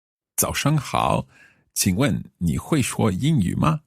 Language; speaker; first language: Chinese; non-native, learner; English